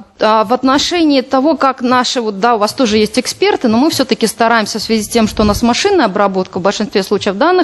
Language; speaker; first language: Russian; native; Russian